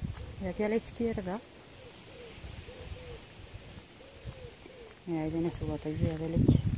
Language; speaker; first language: Spanish; native; Spanish